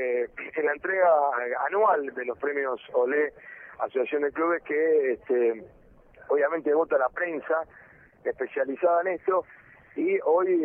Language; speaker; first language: Spanish; native; Spanish